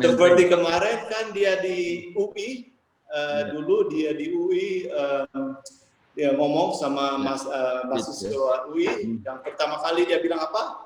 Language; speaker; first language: Indonesian; early bilingual, heritage; English